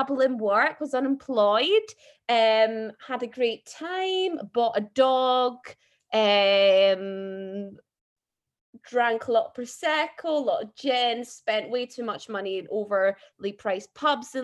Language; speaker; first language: English; native; English